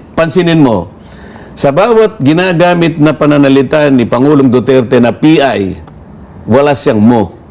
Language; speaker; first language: Filipino; non-native, local second language; Pampanga